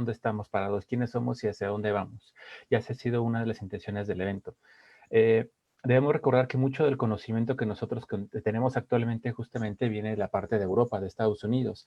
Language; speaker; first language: Spanish; native; Spanish